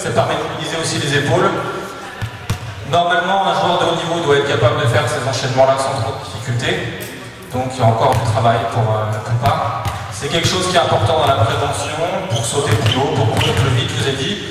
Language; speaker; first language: French; native; French